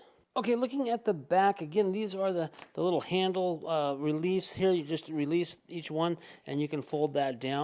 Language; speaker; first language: English; native; English